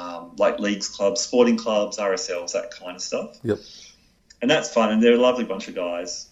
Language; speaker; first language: English; native; English